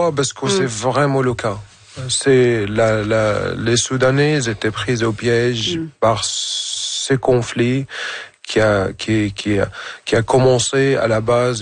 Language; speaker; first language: French; non-native, fluent; Arabic